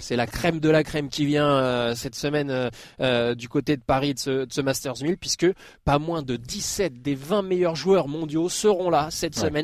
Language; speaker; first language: French; native; French